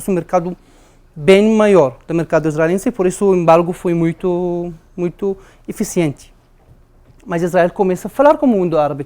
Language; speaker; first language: Portuguese; non-native, learner; Arabic